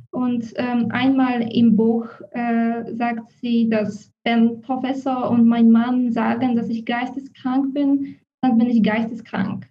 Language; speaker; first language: German; non-native, fluent; Polish